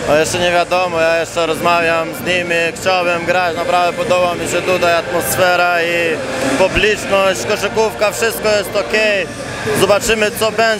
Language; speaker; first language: Polish; non-native, fluent; Albanian